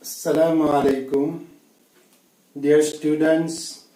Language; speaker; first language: English; non-native, local second language; Gujarati